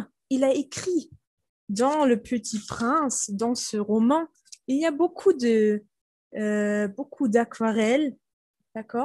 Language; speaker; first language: French; non-native, fluent; German